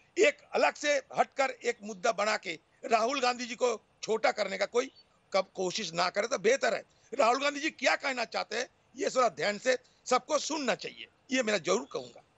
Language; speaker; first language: Hindi; non-native, local second language; Bangla